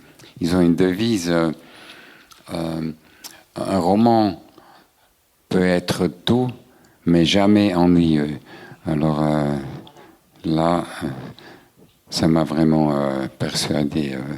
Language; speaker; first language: French; non-native, local second language; German